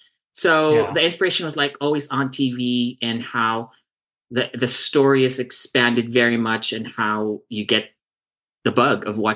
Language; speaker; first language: English; non-native, local second language; Cebuano